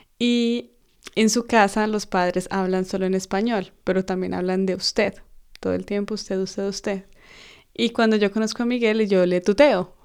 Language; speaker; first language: Spanish; native; Spanish